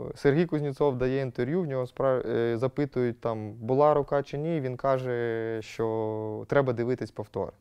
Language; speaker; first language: Ukrainian; native; Ukrainian